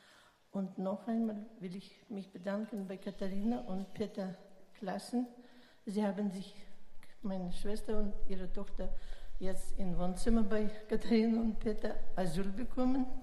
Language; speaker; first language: German; early bilingual, heritage; German